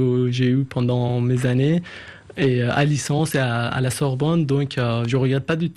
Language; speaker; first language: French; non-native, fluent; Persian